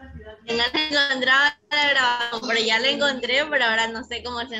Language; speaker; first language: Spanish; native; Spanish